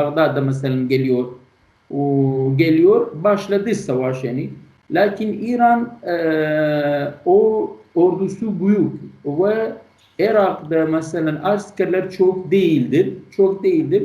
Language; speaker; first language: Turkish; non-native, learner; Kurdish